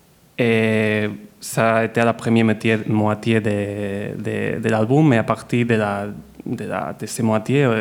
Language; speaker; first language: French; non-native, fluent; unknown